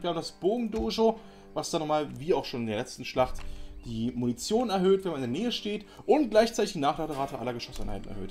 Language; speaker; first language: German; native; German